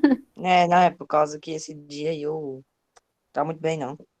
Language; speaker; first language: Portuguese; native; Portuguese